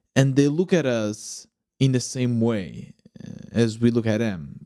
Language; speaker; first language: English; non-native, fluent; Portuguese